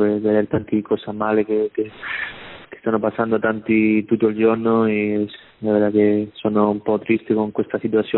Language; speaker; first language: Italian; non-native, learner; Spanish